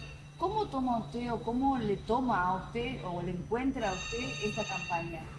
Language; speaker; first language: Spanish; native; Spanish